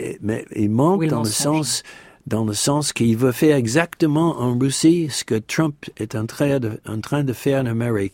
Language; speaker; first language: French; non-native, fluent; English